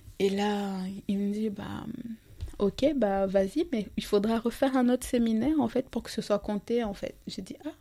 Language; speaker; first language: French; non-native, local second language; Ngazidja Comorian